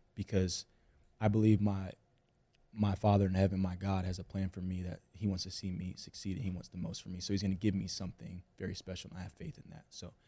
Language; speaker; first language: English; native; English